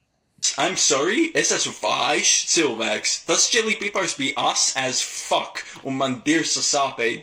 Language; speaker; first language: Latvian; non-native, local second language; English